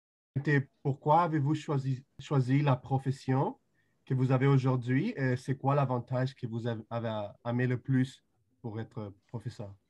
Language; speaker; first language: French; non-native, learner; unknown